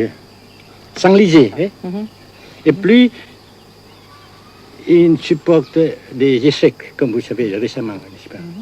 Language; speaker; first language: French; non-native, fluent; Vietnamese